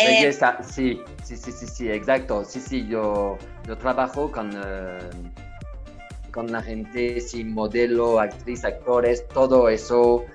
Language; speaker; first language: Spanish; non-native, learner; French